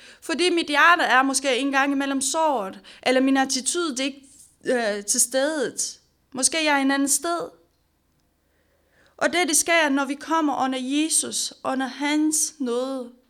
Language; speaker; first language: Danish; non-native, fluent; Romanian